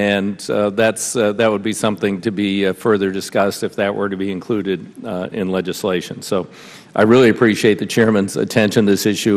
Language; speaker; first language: English; native; English